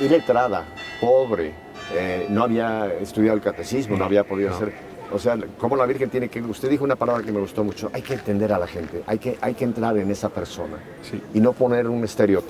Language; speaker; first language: Spanish; native; Spanish